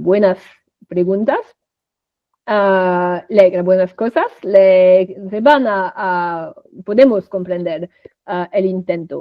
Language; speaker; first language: Spanish; non-native, fluent; French